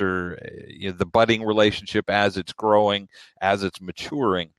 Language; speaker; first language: English; native; English